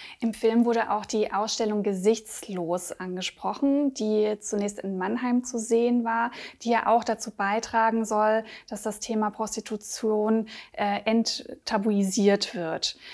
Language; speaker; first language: German; native; German